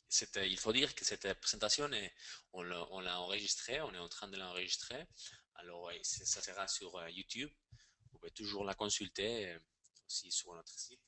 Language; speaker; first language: French; non-native, fluent; Spanish